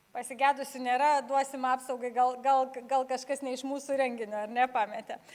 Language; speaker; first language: Lithuanian; native; Lithuanian